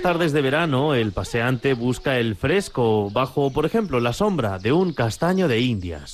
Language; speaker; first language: Spanish; native; Spanish